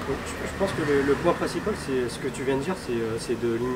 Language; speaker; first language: French; early bilingual, other home language; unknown